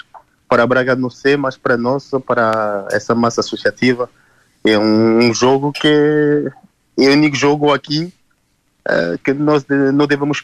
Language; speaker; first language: Portuguese; non-native, learner; French